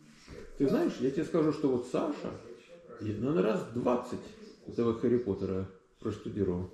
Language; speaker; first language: Russian; native; Russian